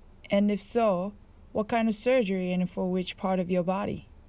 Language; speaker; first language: English; non-native, fluent; Japanese